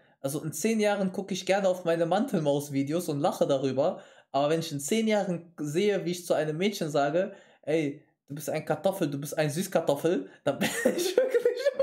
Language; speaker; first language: German; native; German